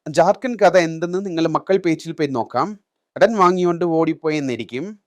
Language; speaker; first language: Malayalam; native; Malayalam